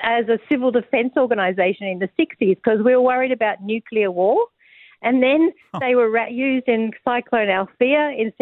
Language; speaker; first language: English; native; English